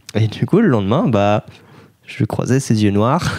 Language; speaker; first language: French; native; French